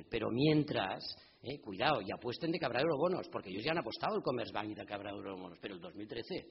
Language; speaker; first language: Spanish; native; Spanish